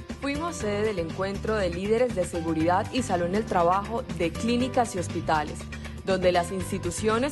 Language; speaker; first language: Spanish; native; Spanish